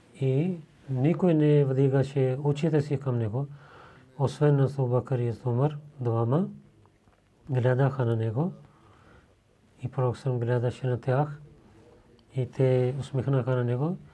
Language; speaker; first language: Bulgarian; non-native, learner; Urdu